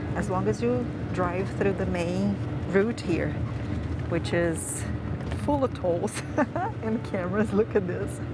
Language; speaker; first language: English; non-native, fluent; Portuguese